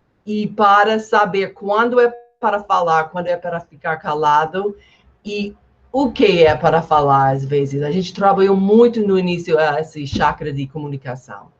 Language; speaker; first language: Portuguese; non-native, fluent; English